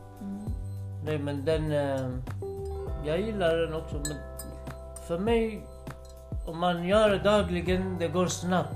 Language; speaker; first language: Swedish; non-native, fluent; Kurdish